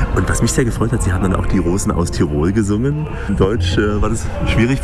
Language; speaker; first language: German; native; German